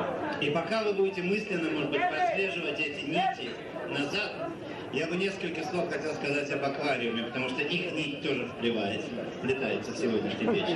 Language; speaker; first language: Russian; native; Russian